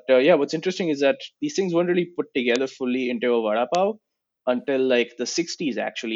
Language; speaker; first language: English; non-native, local second language; Gujarati